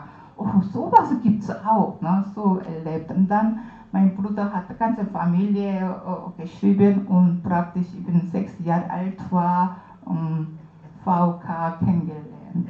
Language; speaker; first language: German; non-native, learner; Korean